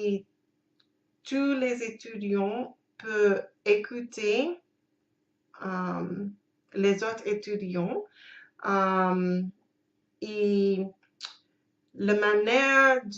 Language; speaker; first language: French; non-native, learner; English